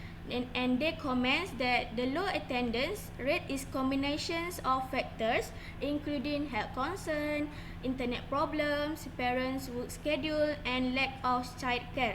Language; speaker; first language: English; non-native, fluent; Malay